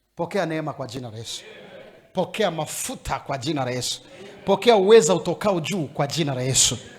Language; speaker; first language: Swahili; native; Swahili